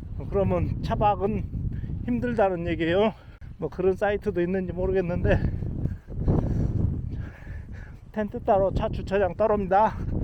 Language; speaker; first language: Korean; native; Korean